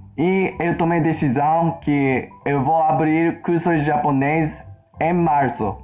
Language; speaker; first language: Portuguese; non-native, fluent; Japanese